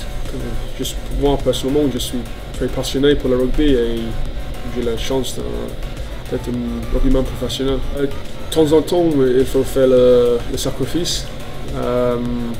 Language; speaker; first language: French; non-native, fluent; English